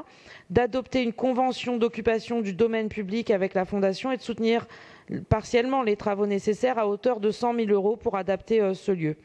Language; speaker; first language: French; native; French